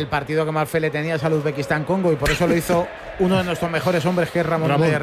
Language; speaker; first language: Spanish; native; Spanish